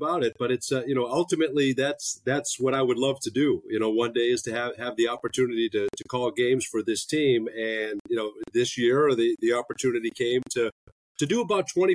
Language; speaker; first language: English; native; English